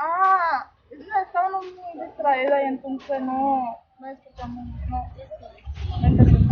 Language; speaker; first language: Spanish; non-native, learner; Haitian Creole